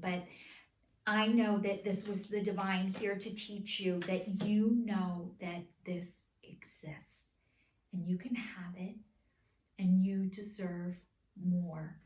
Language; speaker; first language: English; native; English